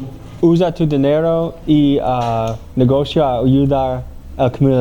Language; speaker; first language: Spanish; non-native, learner; English